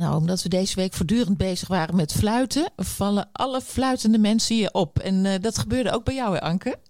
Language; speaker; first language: Dutch; native; Dutch